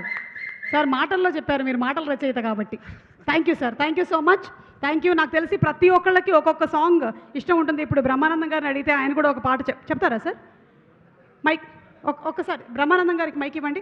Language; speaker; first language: Telugu; native; Telugu